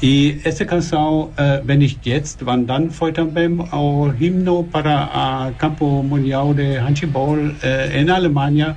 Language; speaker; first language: Portuguese; non-native, learner; German